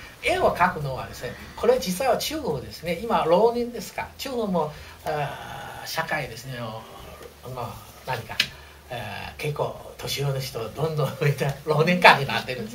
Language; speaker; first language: Japanese; non-native, fluent; Chinese